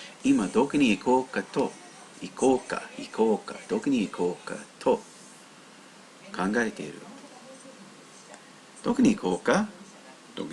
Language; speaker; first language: Japanese; non-native, learner; English